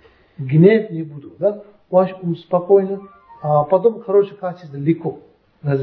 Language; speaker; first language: Russian; non-native, learner; Tibetan